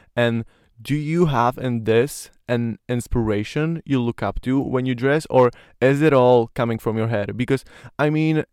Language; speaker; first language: English; non-native, fluent; Slovak